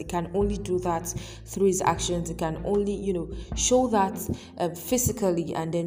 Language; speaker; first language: English; non-native, local second language; Yoruba